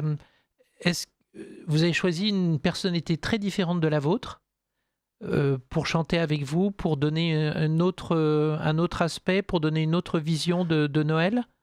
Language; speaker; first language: French; native; French